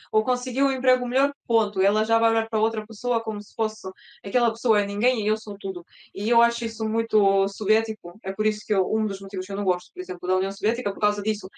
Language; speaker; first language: Portuguese; early bilingual, other home language; Russian